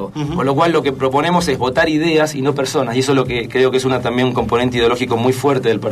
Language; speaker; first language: Spanish; native; Spanish